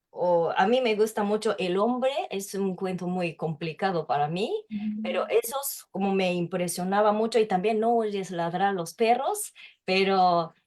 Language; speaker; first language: Spanish; non-native, fluent; Japanese